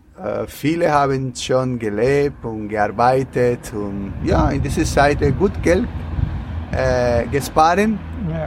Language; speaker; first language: German; non-native, learner; Spanish